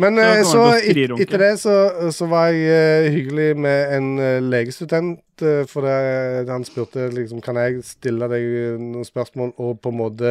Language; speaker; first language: Norwegian; native; Norwegian